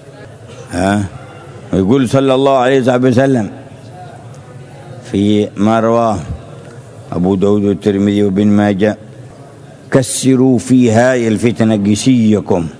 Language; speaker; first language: Arabic; native; Arabic